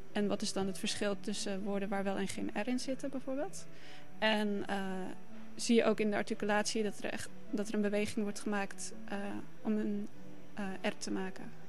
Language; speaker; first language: Dutch; native; Dutch